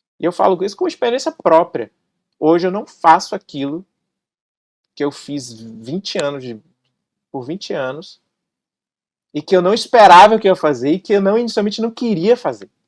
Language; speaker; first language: Portuguese; native; Portuguese